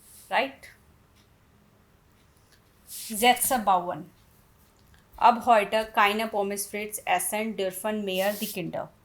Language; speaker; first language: German; non-native, fluent; Hindi